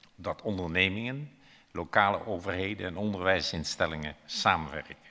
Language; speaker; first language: Dutch; native; Dutch